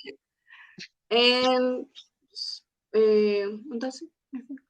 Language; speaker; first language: English; non-native, learner; Spanish